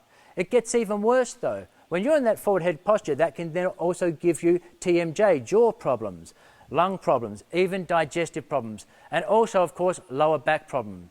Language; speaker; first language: English; native; English